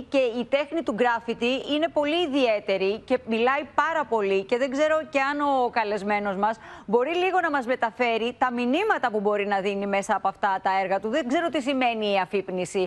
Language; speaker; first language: Greek; native; Greek